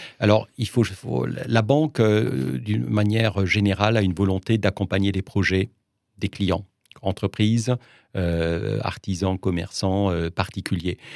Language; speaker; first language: French; non-native, local second language; Swiss German